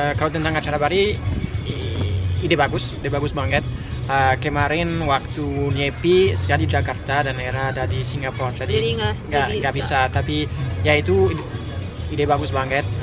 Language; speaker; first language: Indonesian; non-native, fluent; French